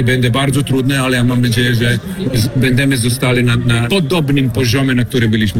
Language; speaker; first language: Polish; non-native, fluent; Serbian